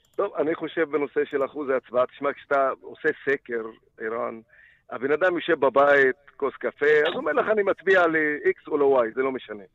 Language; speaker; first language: Hebrew; non-native, local second language; Arabic